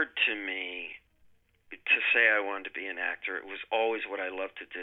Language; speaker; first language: English; native; English